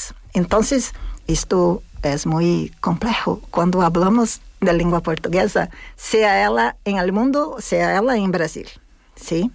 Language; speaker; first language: Spanish; non-native, fluent; Portuguese